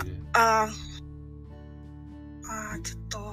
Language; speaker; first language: Japanese; non-native, learner; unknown